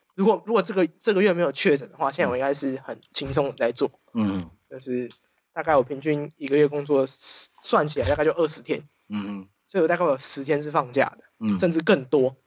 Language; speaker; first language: Chinese; native; Chinese